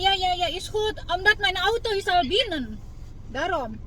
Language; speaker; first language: Dutch; non-native, learner; Indonesian